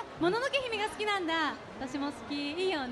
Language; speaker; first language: Japanese; native; Japanese